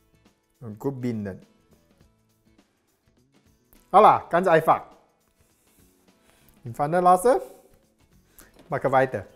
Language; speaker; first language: German; non-native, learner; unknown